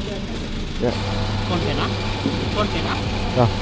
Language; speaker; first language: English; non-native, local second language; Malayalam